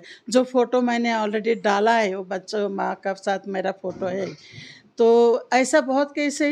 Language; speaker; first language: Hindi; non-native, local second language; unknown